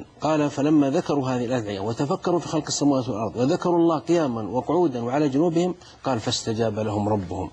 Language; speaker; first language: Arabic; native; Arabic